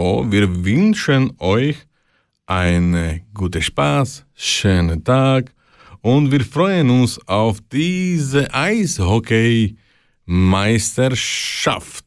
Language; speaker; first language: German; non-native, learner; Slovak